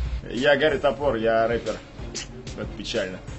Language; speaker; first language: Russian; native; Russian